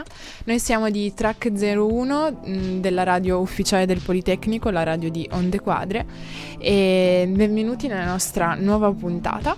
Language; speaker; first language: Italian; native; Italian